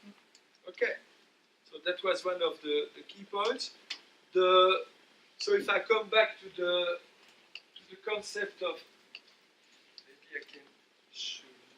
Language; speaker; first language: English; non-native, fluent; French